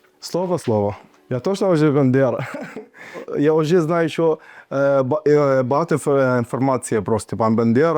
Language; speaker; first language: Ukrainian; non-native, learner; Arabic